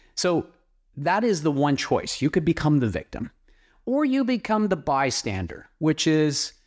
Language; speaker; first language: English; native; English